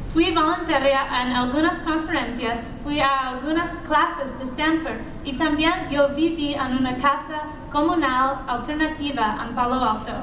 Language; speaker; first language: Spanish; non-native, learner; English